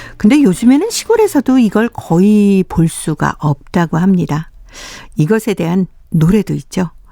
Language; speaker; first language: Korean; native; Korean